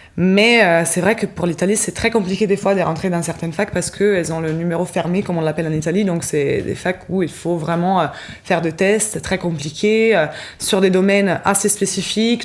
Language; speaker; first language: French; non-native, fluent; Italian